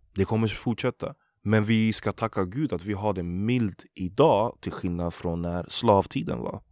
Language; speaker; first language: Swedish; early bilingual, other home language; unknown